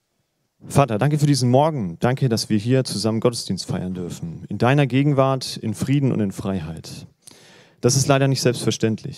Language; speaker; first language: German; native; German